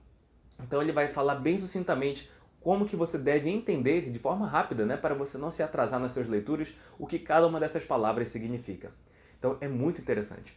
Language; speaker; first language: Portuguese; native; Portuguese